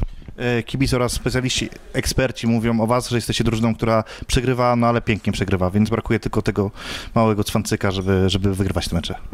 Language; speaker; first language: Polish; native; Polish